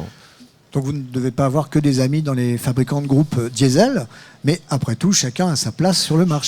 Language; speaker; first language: French; native; French